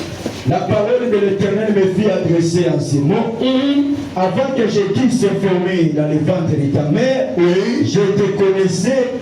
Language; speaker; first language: French; non-native, local second language; Lingala